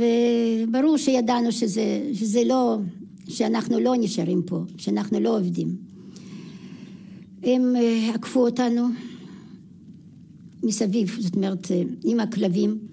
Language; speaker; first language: Hebrew; non-native, fluent; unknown